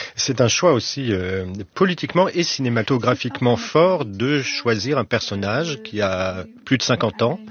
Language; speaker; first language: French; native; French